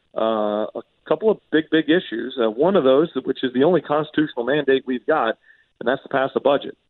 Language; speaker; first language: English; native; English